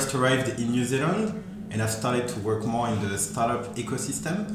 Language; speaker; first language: English; non-native, fluent; French